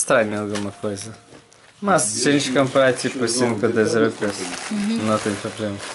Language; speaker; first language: Portuguese; non-native, learner; Russian